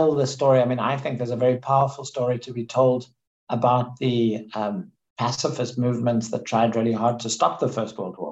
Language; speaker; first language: English; native; English